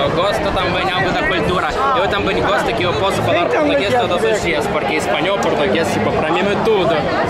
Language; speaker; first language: Portuguese; non-native, learner; Russian